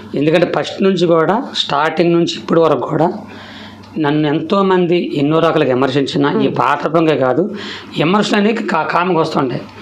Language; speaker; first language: Telugu; non-native, local second language; Koya